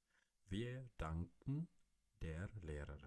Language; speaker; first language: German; non-native, learner; Amharic